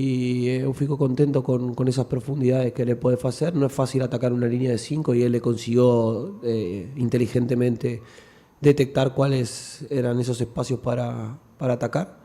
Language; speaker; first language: Portuguese; non-native, fluent; Spanish